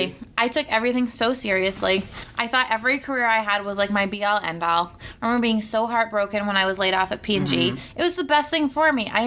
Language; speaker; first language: English; native; English